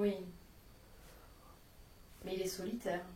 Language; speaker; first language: French; native; French